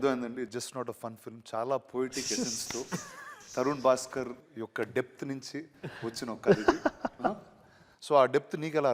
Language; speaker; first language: Telugu; native; Telugu